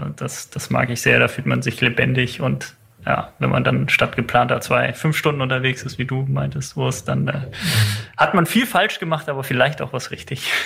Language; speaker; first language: German; native; German